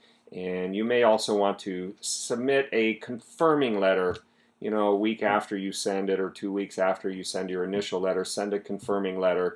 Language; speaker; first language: English; native; English